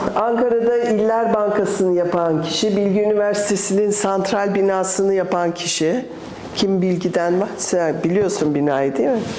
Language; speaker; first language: Turkish; early bilingual, other home language; English